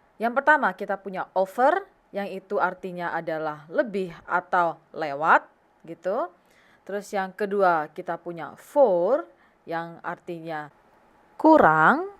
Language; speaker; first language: Indonesian; native; Indonesian